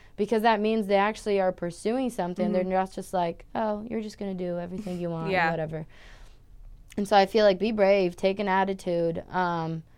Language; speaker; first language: English; non-native, fluent; Portuguese